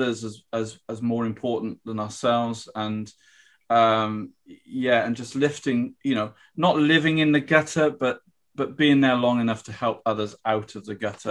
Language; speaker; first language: English; native; English